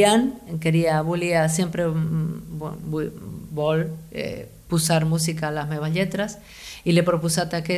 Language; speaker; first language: Catalan; non-native, learner; Spanish